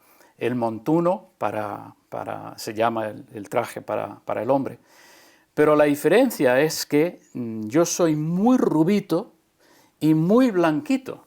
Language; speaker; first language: Spanish; early bilingual, other home language; English